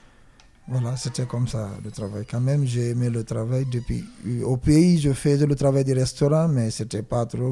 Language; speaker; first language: French; non-native, learner; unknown